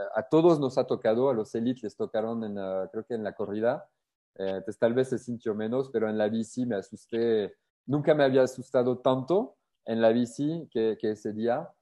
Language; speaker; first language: Spanish; non-native, fluent; French